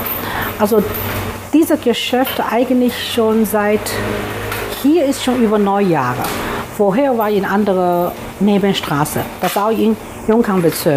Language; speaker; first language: German; non-native, fluent; Chinese